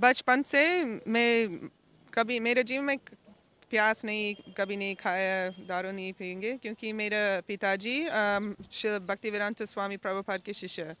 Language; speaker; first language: Hindi; non-native, learner; English